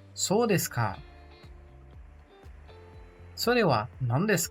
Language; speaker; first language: Japanese; non-native, fluent; Portuguese